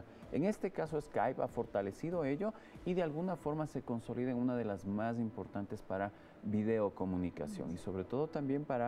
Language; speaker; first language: Spanish; native; Spanish